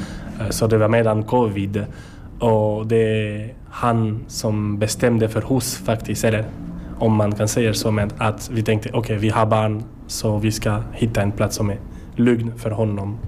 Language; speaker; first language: Swedish; non-native, learner; French